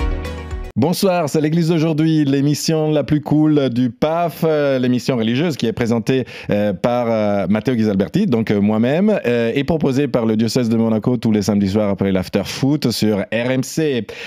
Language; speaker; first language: French; native; French